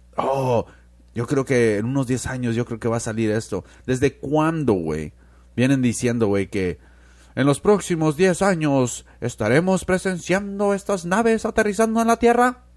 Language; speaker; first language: Spanish; early bilingual, heritage; Spanish